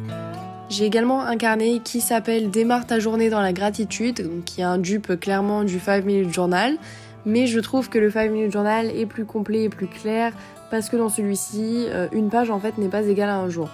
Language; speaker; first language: French; native; French